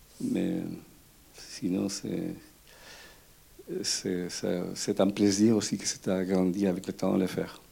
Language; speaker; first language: French; non-native, fluent; Spanish